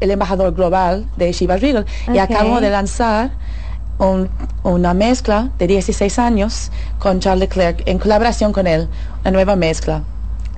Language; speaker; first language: Spanish; non-native, fluent; English